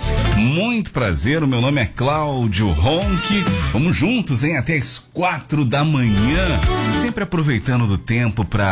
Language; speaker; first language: Portuguese; native; Portuguese